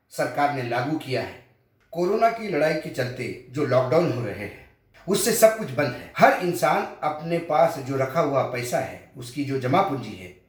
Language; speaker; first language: Hindi; non-native, local second language; Marathi